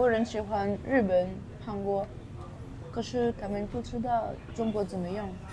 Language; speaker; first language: Chinese; non-native, learner; French